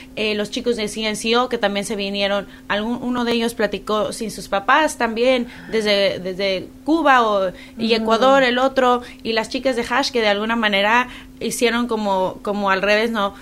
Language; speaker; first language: Spanish; native; Spanish